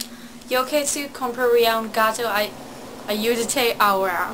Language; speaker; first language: Spanish; non-native, learner; English